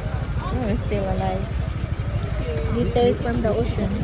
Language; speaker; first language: English; non-native, local second language; Filipino